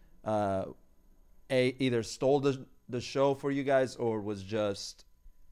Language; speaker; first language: English; non-native, fluent; Persian